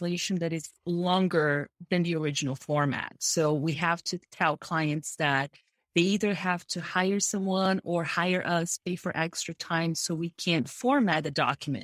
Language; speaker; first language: English; non-native, fluent; Portuguese